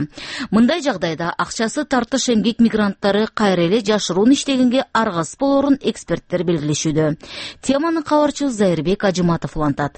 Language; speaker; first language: Kyrgyz; native; Kyrgyz